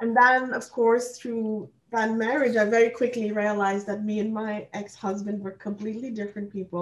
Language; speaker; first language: English; non-native, local second language; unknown